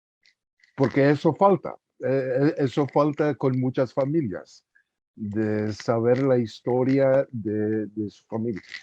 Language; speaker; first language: Spanish; early bilingual, heritage; Spanish